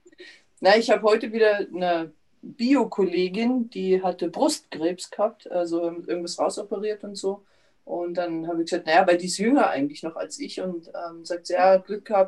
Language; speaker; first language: German; native; German